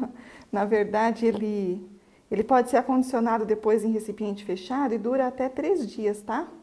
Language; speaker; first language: Portuguese; native; Portuguese